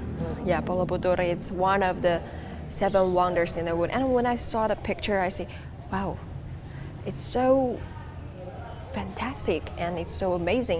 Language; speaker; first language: English; non-native, learner; Chinese